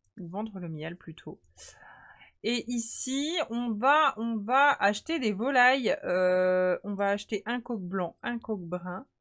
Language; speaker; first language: French; native; French